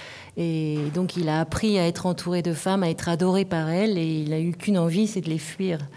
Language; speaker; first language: French; native; French